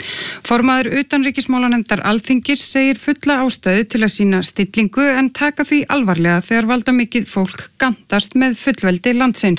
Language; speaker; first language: Icelandic; native; Icelandic